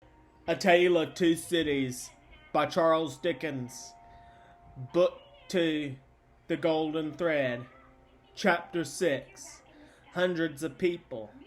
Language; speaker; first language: English; native; English